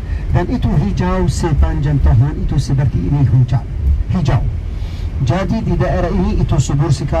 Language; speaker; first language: Indonesian; non-native, learner; Arabic